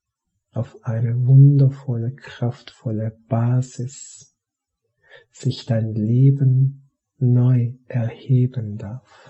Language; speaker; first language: German; native; German